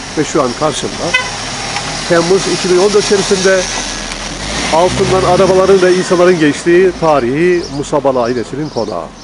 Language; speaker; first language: Turkish; native; Turkish